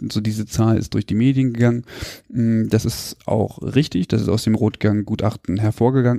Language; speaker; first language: German; native; German